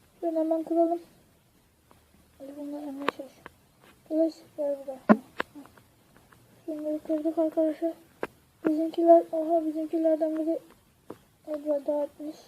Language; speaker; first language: Turkish; native; Turkish